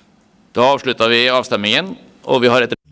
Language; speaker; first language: Norwegian; native; Norwegian